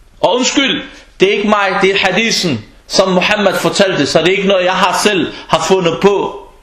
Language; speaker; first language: Danish; non-native, fluent; Arabic